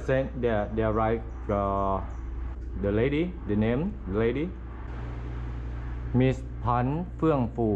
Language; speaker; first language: English; non-native, learner; Thai